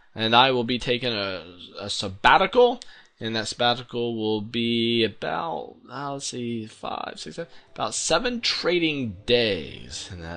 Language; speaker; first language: English; native; English